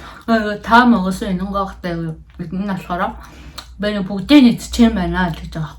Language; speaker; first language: Korean; non-native, learner; Mongolian